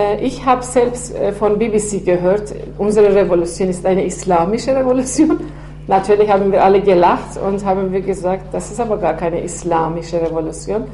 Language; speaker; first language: German; non-native, fluent; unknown